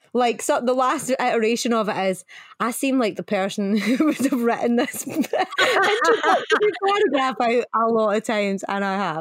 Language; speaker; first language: English; native; English